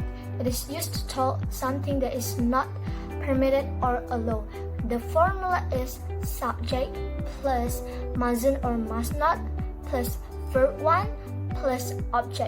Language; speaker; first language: English; non-native, learner; Indonesian